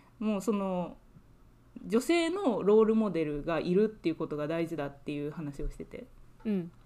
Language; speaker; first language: Japanese; native; Japanese